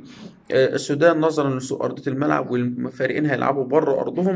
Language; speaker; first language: Arabic; native; Arabic